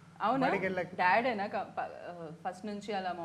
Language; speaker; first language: Telugu; native; Telugu